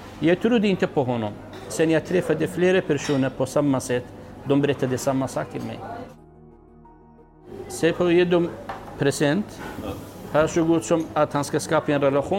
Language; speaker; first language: Swedish; non-native, learner; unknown